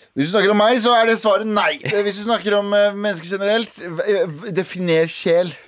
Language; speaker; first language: Norwegian; early bilingual, other home language; Kurdish